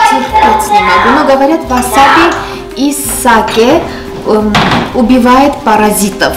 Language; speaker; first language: Russian; non-native, fluent; Armenian